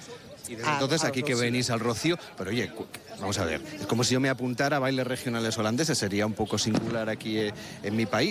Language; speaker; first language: Spanish; native; Spanish